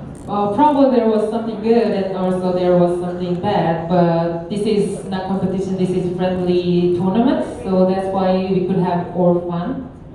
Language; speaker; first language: English; non-native, fluent; Korean